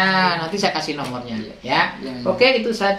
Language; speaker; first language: Indonesian; native; Indonesian